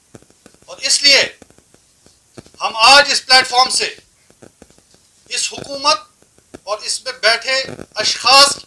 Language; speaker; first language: Hindi; non-native, local second language; Kashmiri